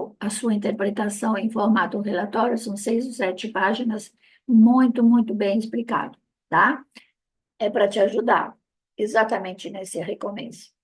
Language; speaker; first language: Portuguese; non-native, fluent; Italian